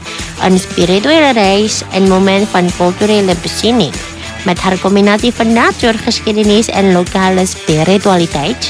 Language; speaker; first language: Dutch; non-native, fluent; Indonesian